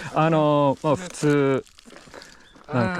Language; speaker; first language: Japanese; non-native, learner; English